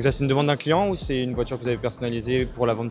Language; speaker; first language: French; native; French